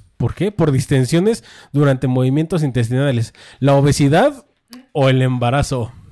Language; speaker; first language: Spanish; native; Spanish